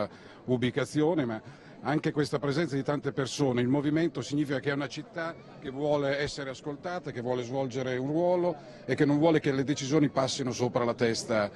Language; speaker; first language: Italian; native; Italian